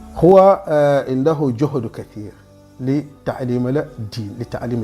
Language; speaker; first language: Arabic; non-native, fluent; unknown